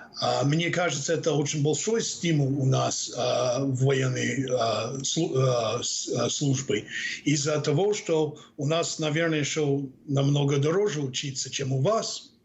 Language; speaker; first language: Russian; non-native, fluent; English